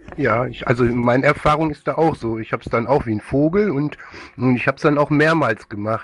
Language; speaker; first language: German; native; German